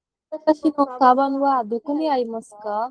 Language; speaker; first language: Japanese; non-native, learner; Bangla